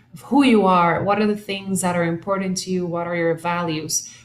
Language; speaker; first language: English; non-native, local second language; Spanish